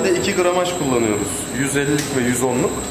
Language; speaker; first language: Turkish; native; Turkish